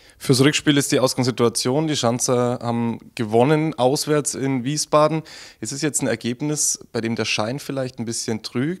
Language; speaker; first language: German; native; German